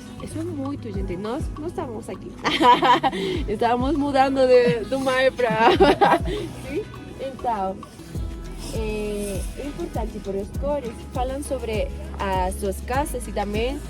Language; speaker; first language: Portuguese; non-native, fluent; Spanish